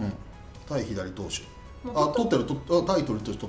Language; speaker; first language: Japanese; native; Japanese